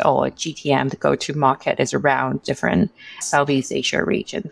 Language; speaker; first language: English; non-native, local second language; Cantonese